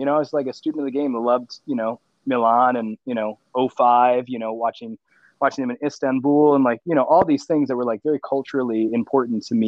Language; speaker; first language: English; native; English